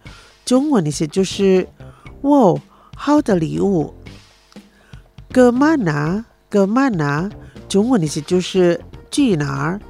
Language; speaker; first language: Chinese; non-native, fluent; Indonesian